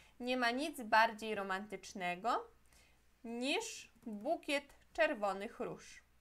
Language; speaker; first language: Polish; non-native, fluent; Portuguese